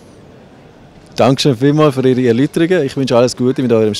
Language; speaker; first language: German; native; German